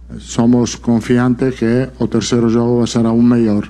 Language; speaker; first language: Portuguese; non-native, fluent; Italian